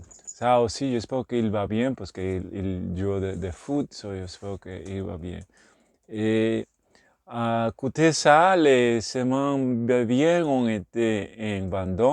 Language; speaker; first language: French; non-native, learner; Spanish